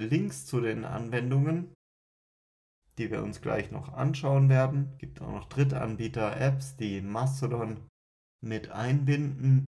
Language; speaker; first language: German; native; German